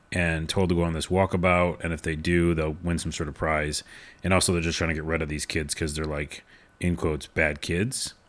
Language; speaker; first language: English; native; English